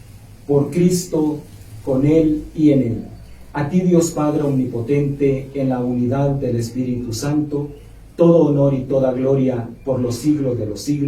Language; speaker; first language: Spanish; native; Spanish